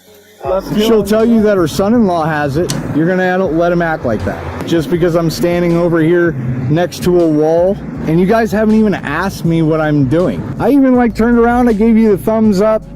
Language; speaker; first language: English; native; English